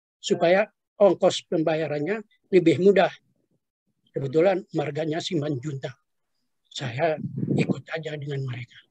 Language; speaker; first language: Indonesian; non-native, local second language; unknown